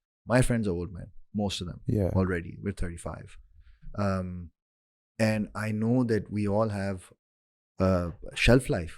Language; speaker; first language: English; non-native, local second language; Urdu